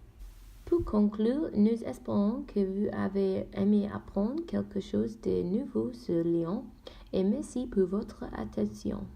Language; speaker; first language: French; non-native, learner; Dutch